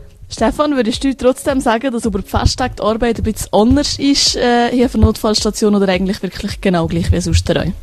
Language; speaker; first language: German; native; German